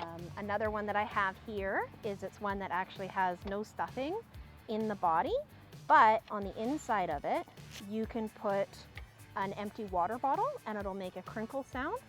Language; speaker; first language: English; native; English